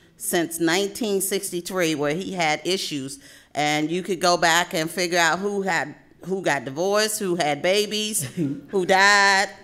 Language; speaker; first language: English; native; English